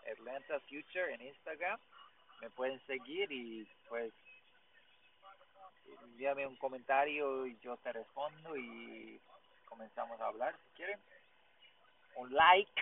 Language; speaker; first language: Spanish; non-native, learner; English